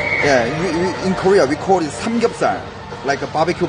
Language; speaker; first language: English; non-native, learner; Korean